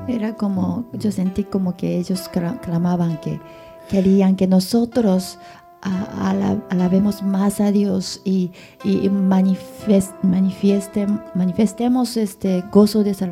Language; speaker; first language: Spanish; non-native, fluent; Japanese